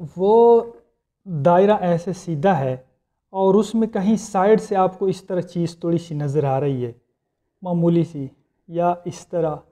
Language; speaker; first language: Urdu; non-native, local second language; Punjabi